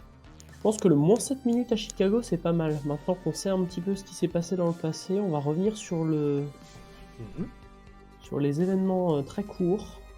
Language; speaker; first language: French; native; French